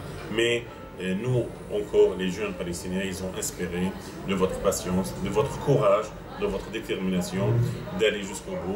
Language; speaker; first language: French; non-native, fluent; Arabic